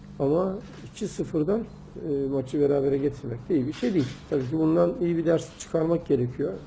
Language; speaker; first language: Turkish; native; Turkish